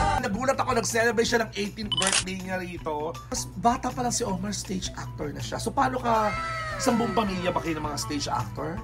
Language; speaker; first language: Filipino; native; Filipino